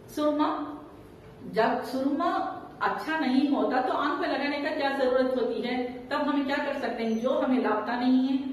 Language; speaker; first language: Hindi; non-native, local second language; Tamil